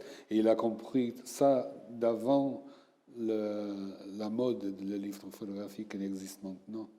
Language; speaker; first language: French; non-native, fluent; Portuguese